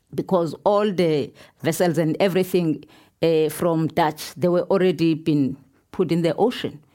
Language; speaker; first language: English; non-native, local second language; Xhosa